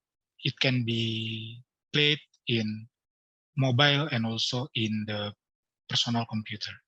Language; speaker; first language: English; non-native, learner; Indonesian